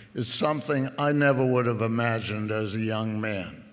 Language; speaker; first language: English; native; English